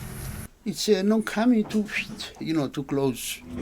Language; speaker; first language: English; non-native, learner; Greek